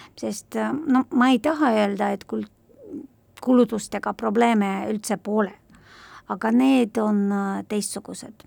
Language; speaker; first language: Estonian; non-native, local second language; Russian